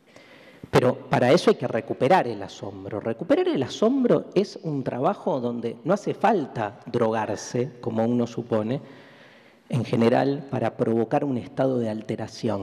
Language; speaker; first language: Spanish; native; Spanish